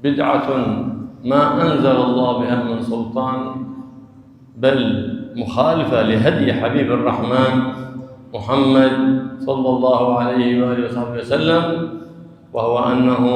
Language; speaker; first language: Arabic; native; Arabic